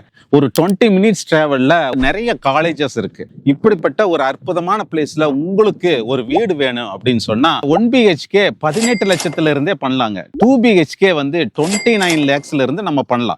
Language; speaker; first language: Tamil; native; Tamil